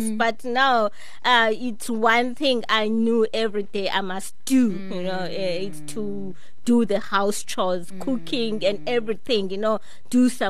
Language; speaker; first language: English; non-native, fluent; Xhosa